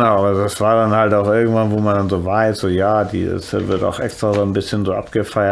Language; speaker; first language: German; native; German